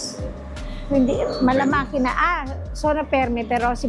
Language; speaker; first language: Italian; non-native, learner; Filipino